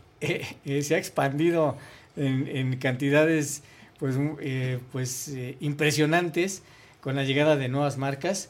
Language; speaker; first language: Spanish; native; Spanish